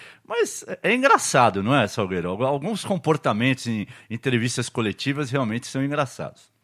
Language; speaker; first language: Portuguese; native; Portuguese